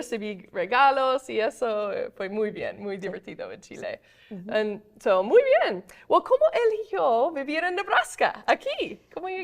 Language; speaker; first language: Spanish; non-native, fluent; English